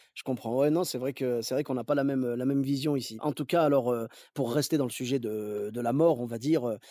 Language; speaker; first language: French; native; French